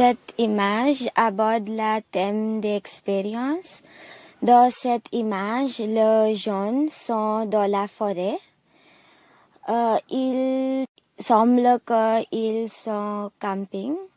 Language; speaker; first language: French; non-native, learner; English